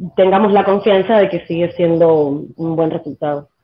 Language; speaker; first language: Spanish; native; Spanish